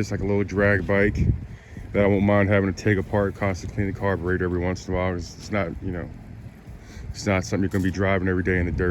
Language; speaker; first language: English; native; English